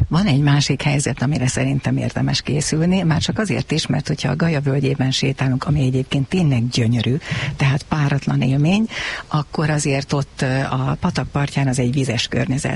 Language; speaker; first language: Hungarian; native; Hungarian